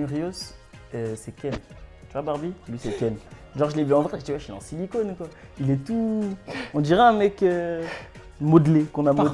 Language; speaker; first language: French; native; French